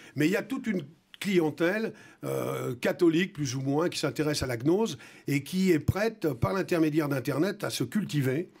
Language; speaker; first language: French; native; French